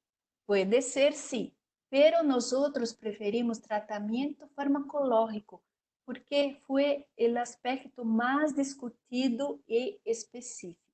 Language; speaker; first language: Spanish; non-native, learner; Portuguese